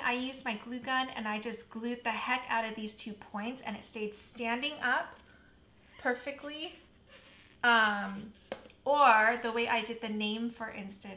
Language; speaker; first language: English; native; English